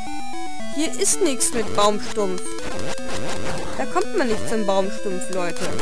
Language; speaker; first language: German; native; German